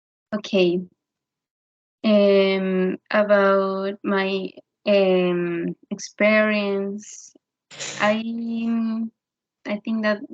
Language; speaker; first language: English; non-native, learner; Spanish